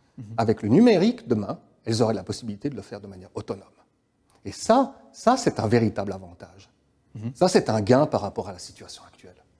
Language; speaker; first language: French; native; French